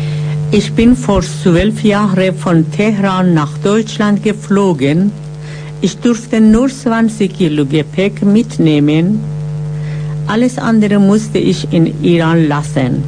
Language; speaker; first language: German; non-native, fluent; Persian